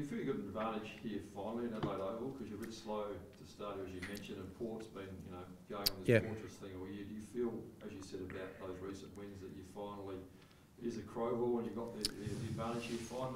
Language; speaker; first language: English; native; English